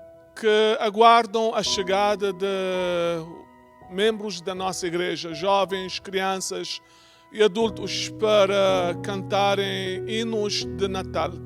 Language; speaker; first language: Portuguese; native; Portuguese